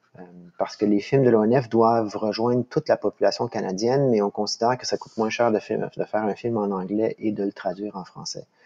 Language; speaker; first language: French; native; French